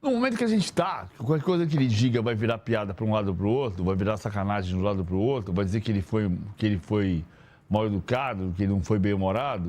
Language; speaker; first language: Portuguese; native; Portuguese